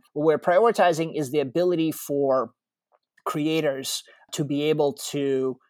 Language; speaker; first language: English; early bilingual, other home language; Russian